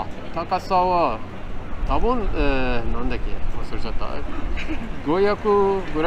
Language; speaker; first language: Japanese; non-native, learner; Khmer